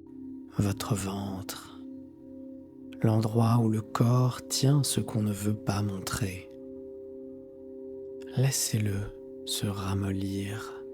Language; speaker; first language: French; native; French